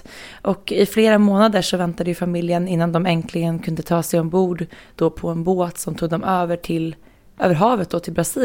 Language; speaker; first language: Swedish; native; Swedish